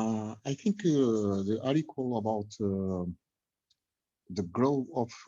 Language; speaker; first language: English; non-native, learner; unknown